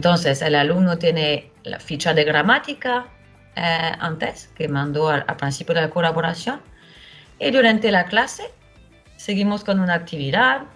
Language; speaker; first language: Spanish; non-native, fluent; French